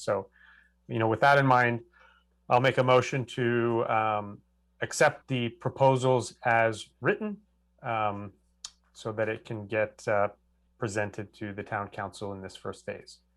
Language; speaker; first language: English; native; English